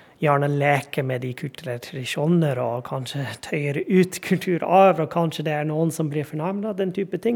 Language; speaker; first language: Norwegian; non-native, fluent; English